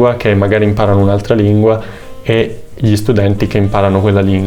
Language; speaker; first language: Italian; native; Italian